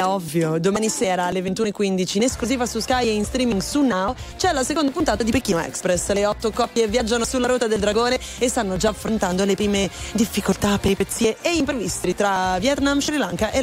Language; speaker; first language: Italian; native; Italian